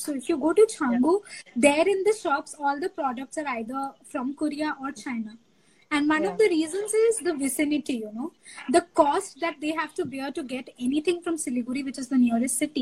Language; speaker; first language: English; non-native, local second language; Bangla